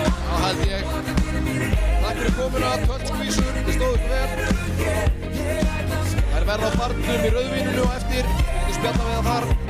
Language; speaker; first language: Icelandic; native; Icelandic